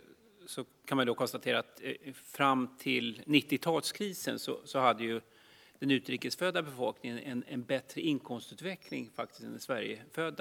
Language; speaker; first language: Swedish; native; Swedish